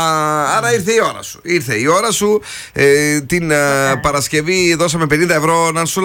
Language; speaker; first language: Greek; native; Greek